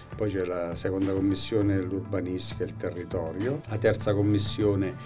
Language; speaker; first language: Italian; native; Italian